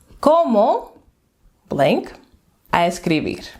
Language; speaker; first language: Spanish; non-native, fluent; English